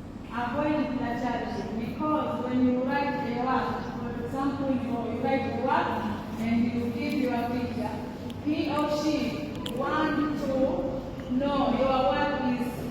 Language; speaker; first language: English; non-native, local second language; Swahili